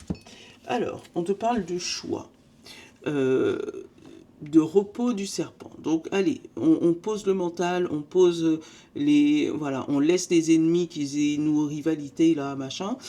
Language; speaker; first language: French; native; French